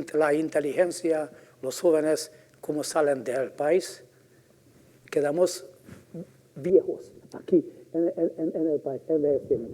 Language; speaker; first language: Spanish; non-native, fluent; Hungarian